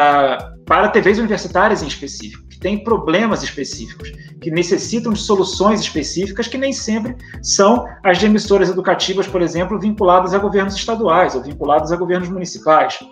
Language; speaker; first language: Portuguese; native; Portuguese